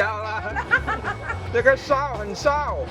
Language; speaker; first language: Chinese; non-native, learner; Indonesian